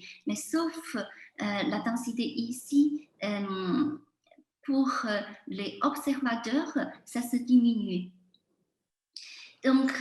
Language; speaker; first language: French; non-native, fluent; Chinese